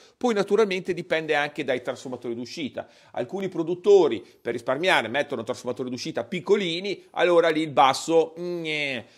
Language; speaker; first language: Italian; native; Italian